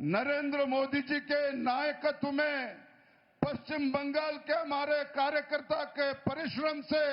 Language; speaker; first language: Hindi; non-native, local second language; Kannada